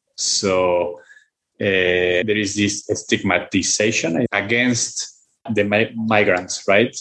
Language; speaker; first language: English; non-native, fluent; Spanish